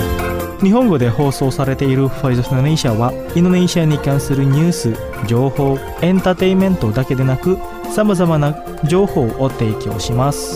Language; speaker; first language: Japanese; non-native, fluent; Indonesian